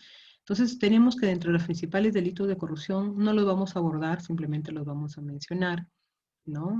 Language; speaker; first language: Spanish; native; Spanish